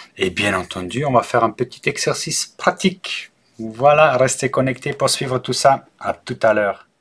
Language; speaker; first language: French; native; French